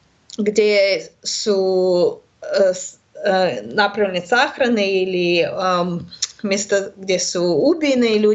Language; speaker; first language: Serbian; non-native, learner; Russian